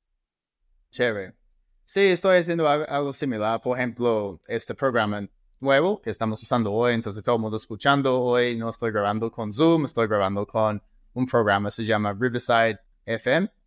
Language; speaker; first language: Spanish; non-native, fluent; English